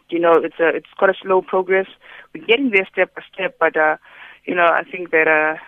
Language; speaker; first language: English; non-native, local second language; Xhosa